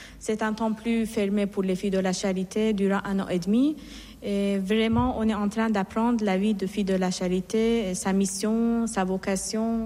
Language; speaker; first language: French; non-native, fluent; Persian